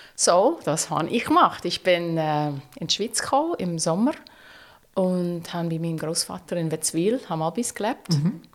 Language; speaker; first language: German; non-native, fluent; English